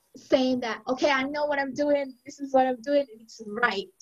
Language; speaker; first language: English; non-native, fluent; Spanish